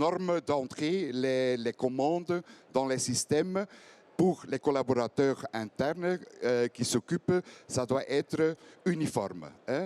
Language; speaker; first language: French; non-native, fluent; Dutch